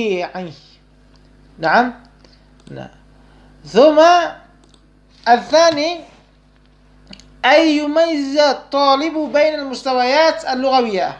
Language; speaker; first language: Arabic; non-native, fluent; Indonesian